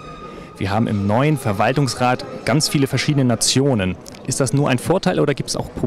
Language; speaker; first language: German; native; German